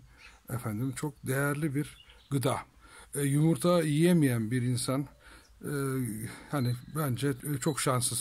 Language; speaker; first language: Turkish; native; Turkish